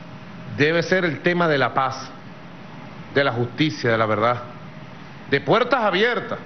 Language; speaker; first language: Spanish; native; Spanish